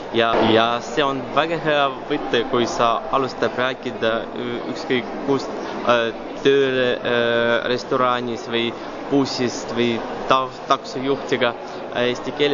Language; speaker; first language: Estonian; non-native, local second language; Russian